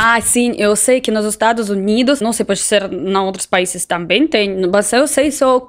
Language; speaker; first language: Portuguese; non-native, learner; Russian